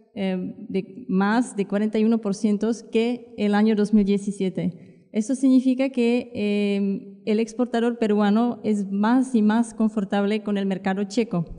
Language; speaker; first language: Spanish; non-native, fluent; Czech